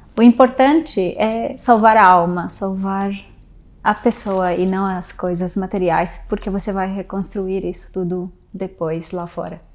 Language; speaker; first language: Portuguese; non-native, fluent; Arabic